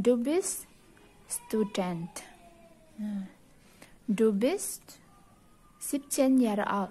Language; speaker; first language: German; non-native, fluent; Indonesian